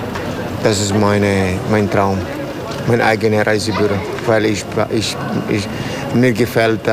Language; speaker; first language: German; non-native, learner; Spanish